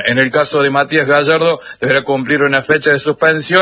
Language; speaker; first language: Spanish; native; Spanish